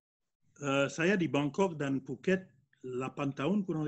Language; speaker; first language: Indonesian; non-native, fluent; French